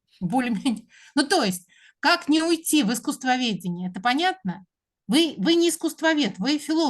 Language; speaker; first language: Russian; native; Russian